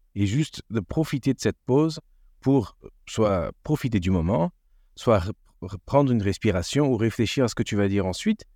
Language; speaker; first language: French; non-native, fluent; Portuguese